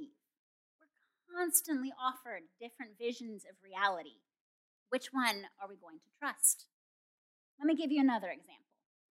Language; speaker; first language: English; native; English